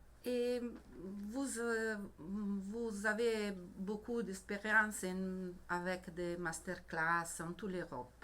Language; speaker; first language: French; non-native, learner; Italian